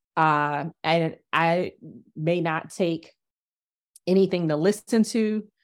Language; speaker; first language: English; native; English